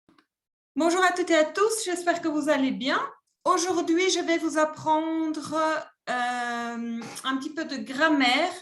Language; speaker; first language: French; non-native, fluent; Spanish